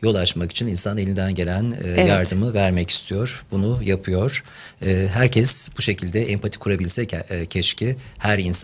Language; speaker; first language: Turkish; native; Turkish